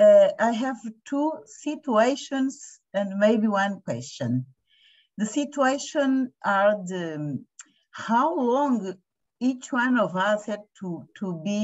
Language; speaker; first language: English; non-native, fluent; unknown